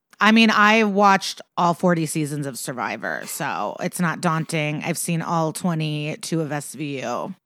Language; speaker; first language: English; early bilingual, other home language; Russian